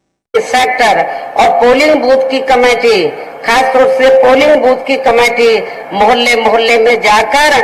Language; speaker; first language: Hindi; native; Hindi